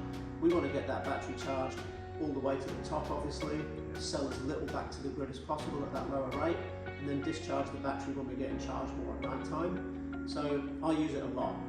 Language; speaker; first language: English; native; English